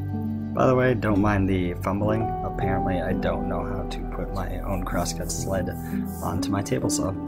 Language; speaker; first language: English; native; English